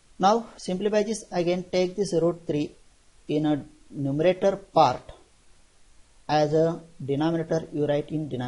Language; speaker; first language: English; non-native, local second language; Marathi